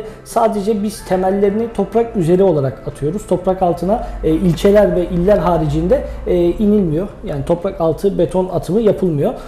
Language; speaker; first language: Turkish; native; Turkish